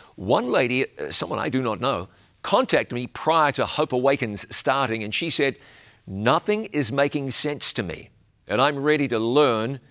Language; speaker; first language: English; native; English